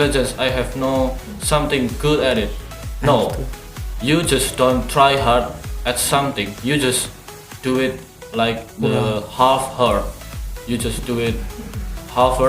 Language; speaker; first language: English; non-native, learner; Indonesian